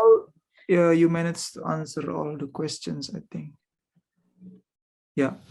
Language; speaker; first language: English; non-native, fluent; Indonesian